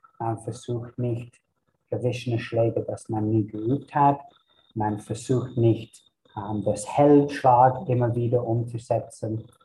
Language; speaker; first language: German; non-native, fluent; English